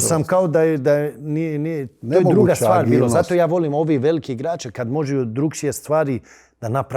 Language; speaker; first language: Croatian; early bilingual, heritage; Bosnian